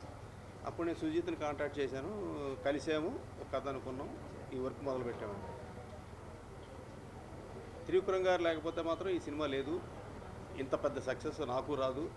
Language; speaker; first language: Telugu; native; Telugu